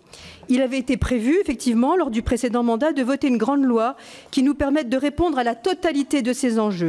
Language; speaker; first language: French; native; French